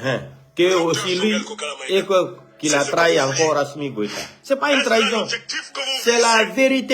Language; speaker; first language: French; non-native, local second language; Fula